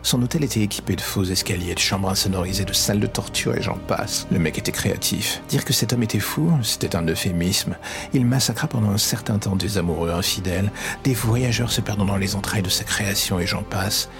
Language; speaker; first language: French; native; French